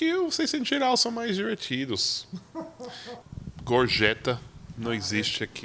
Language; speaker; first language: Portuguese; non-native, fluent; English